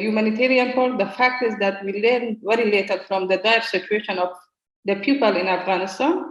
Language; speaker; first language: English; non-native, learner; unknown